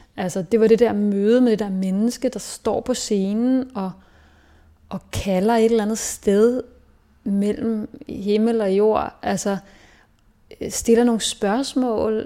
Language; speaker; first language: Danish; native; Danish